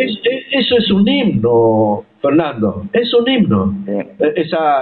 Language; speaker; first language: Spanish; native; Spanish